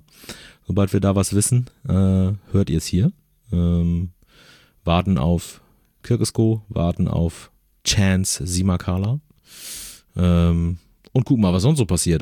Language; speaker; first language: German; native; German